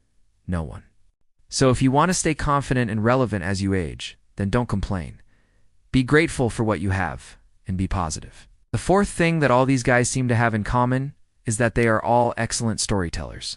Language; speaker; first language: English; native; English